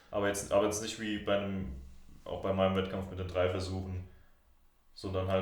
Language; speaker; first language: German; native; German